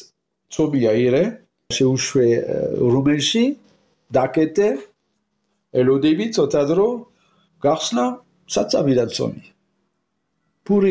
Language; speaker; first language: Georgian; non-native, learner; French